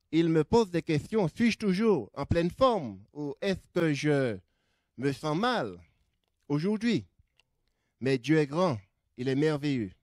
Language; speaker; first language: French; native; French